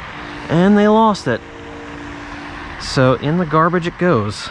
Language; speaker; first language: English; native; English